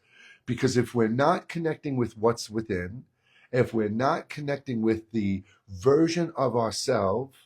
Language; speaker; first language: English; native; English